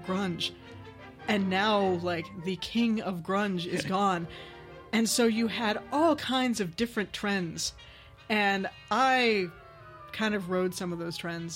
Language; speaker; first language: English; native; English